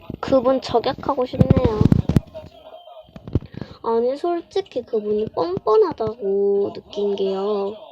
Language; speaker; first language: Korean; native; Korean